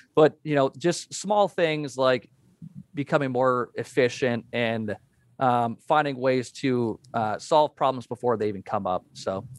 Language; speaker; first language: English; native; English